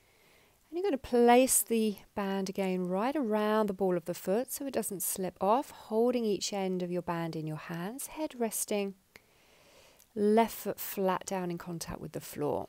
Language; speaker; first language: English; native; English